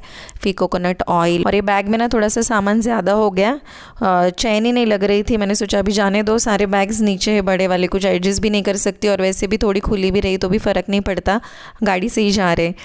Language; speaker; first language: Hindi; native; Hindi